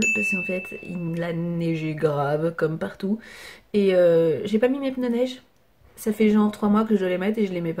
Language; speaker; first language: French; native; French